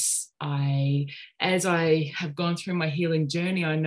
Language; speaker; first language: English; native; English